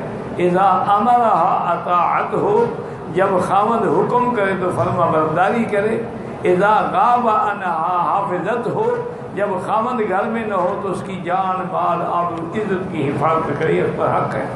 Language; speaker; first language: Urdu; native; Urdu